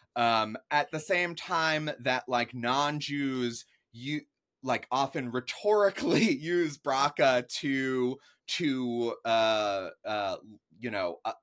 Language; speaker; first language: English; native; English